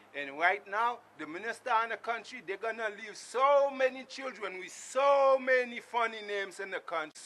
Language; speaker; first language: English; non-native, fluent; Haitian Creole